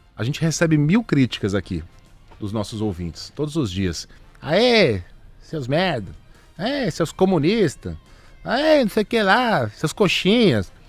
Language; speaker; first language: Portuguese; native; Portuguese